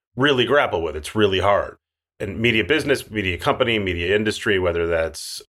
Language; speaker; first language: English; native; English